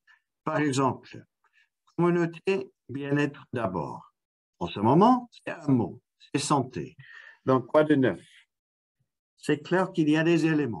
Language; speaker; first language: French; non-native, fluent; English